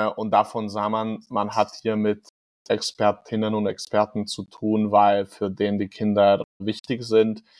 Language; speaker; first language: German; non-native, fluent; Hungarian